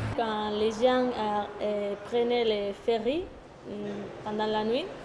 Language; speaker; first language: French; non-native, fluent; Spanish